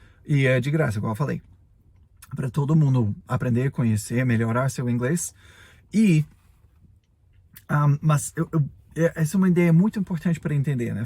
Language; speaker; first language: Portuguese; non-native, fluent; English